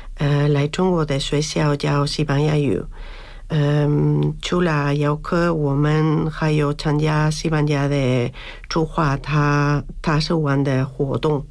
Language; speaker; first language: Chinese; non-native, learner; Spanish